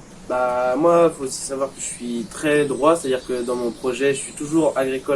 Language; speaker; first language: French; native; French